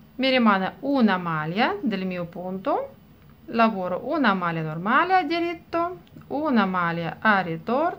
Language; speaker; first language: Italian; non-native, fluent; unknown